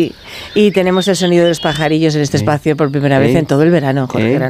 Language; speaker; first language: Spanish; native; Spanish